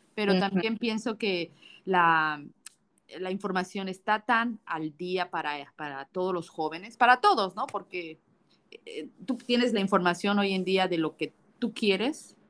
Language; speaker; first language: Spanish; native; Spanish